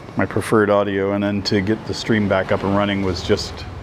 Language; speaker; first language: English; native; English